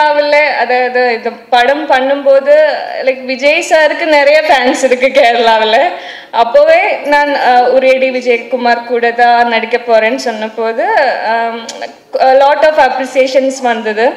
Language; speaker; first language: Tamil; non-native, learner; Malayalam